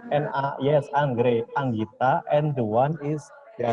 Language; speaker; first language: English; non-native, fluent; Indonesian